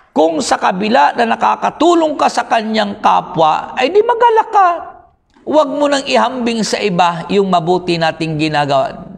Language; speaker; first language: Filipino; native; Filipino